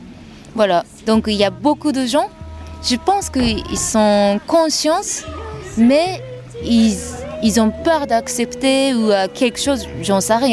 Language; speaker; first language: French; non-native, learner; Japanese